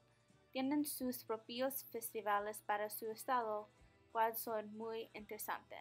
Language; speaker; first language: Spanish; non-native, learner; English